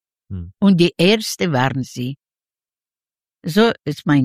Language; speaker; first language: German; non-native, fluent; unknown